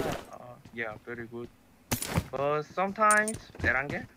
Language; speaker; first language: English; non-native, learner; Korean